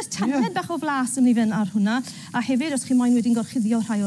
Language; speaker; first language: Welsh; native; Welsh